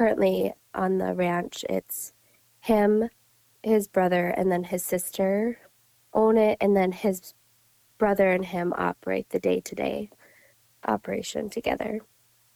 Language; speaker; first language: English; native; English